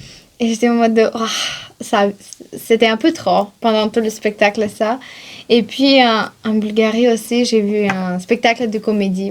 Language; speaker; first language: French; non-native, fluent; Bulgarian